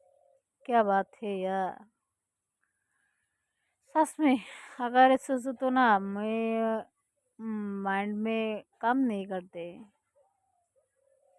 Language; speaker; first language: Hindi; non-native, fluent; Bangla